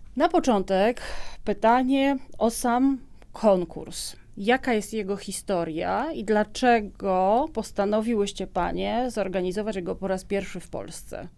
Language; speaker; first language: Polish; native; Polish